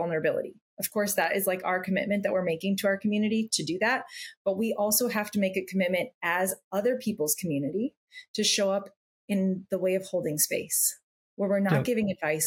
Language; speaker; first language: English; native; English